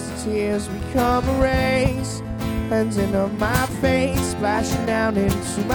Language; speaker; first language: English; native; English